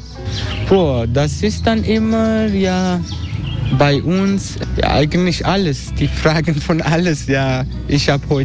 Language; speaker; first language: German; non-native, fluent; Turkish